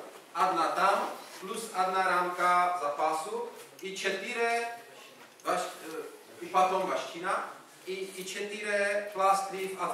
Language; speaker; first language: Russian; non-native, learner; Czech